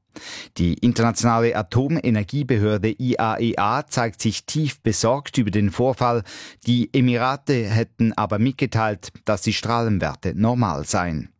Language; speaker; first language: German; native; German